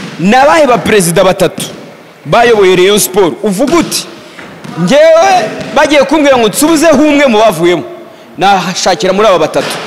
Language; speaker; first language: Kinyarwanda; native; Kinyarwanda